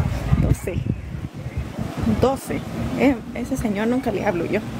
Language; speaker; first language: Spanish; native; Spanish